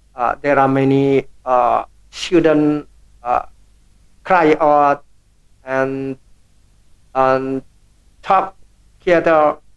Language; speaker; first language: English; non-native, learner; Indonesian